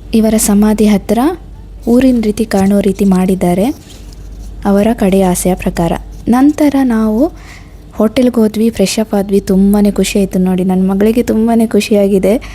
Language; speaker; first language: Kannada; non-native, local second language; Konkani